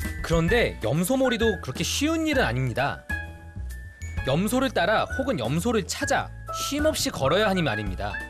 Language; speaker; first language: Korean; native; Korean